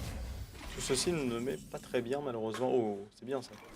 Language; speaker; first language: French; native; French